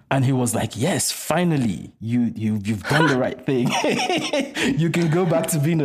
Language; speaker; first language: English; non-native, local second language; Yoruba